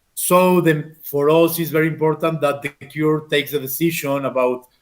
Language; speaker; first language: English; non-native, fluent; Spanish